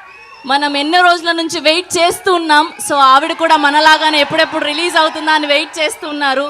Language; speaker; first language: Telugu; native; Telugu